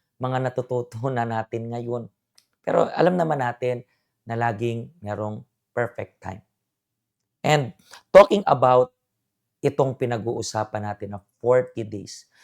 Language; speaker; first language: Filipino; native; Filipino